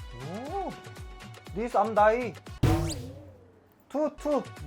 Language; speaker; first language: English; non-native, learner; Korean